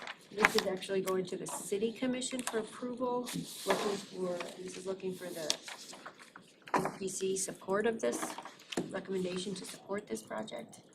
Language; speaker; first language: English; native; English